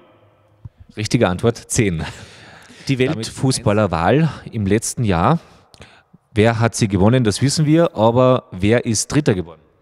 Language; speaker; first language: German; native; German